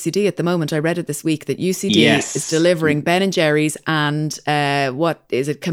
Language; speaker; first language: English; native; English